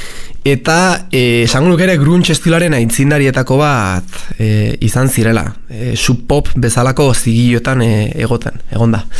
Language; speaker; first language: Basque; native; Basque